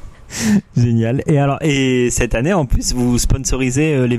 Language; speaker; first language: French; native; French